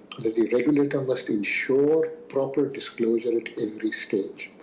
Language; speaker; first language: English; non-native, local second language; Urdu